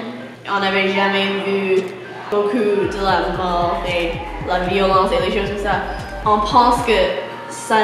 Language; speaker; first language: French; non-native, learner; English